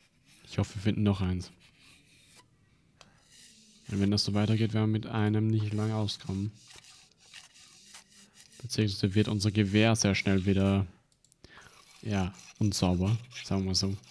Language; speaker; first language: German; native; German